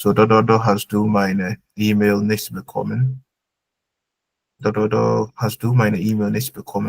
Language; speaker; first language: German; non-native, fluent; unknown